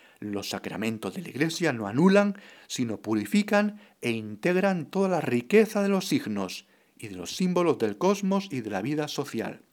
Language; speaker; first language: Spanish; native; Spanish